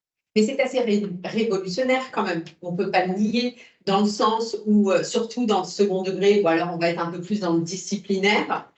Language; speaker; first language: French; native; French